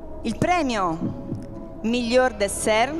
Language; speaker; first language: Italian; native; Italian